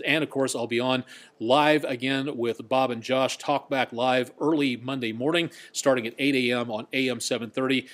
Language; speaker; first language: English; native; English